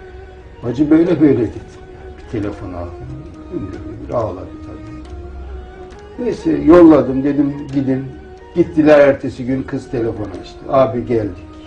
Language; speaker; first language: Turkish; native; Turkish